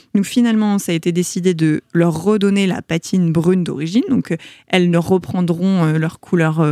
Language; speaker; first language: French; native; French